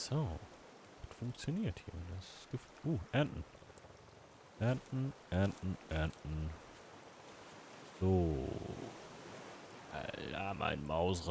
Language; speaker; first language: German; native; German